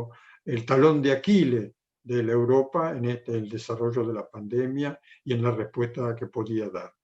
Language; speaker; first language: Spanish; non-native, fluent; Italian